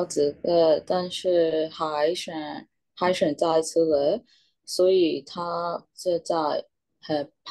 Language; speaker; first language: Chinese; non-native, learner; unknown